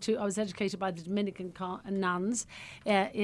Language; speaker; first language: English; native; English